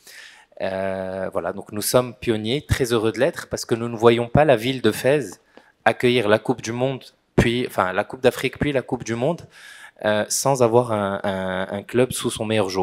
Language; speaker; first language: French; non-native, local second language; Arabic